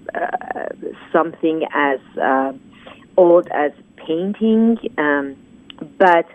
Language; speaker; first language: English; non-native, fluent; Persian